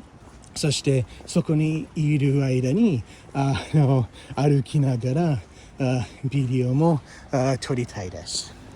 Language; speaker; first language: Japanese; non-native, fluent; English